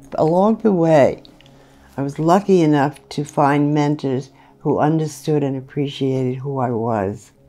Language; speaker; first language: English; native; English